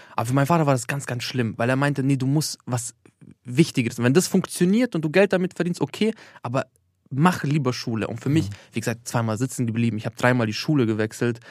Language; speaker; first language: German; early bilingual, other home language; Albanian